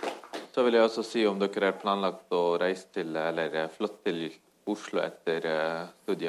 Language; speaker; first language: Norwegian; non-native, fluent; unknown